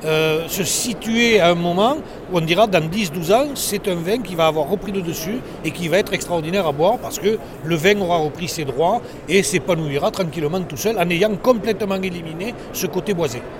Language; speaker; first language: French; native; French